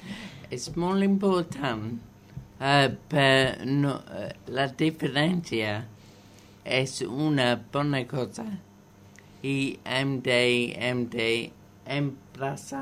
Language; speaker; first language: Catalan; non-native, learner; English